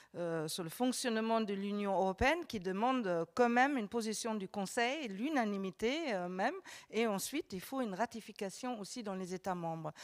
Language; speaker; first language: French; non-native, fluent; German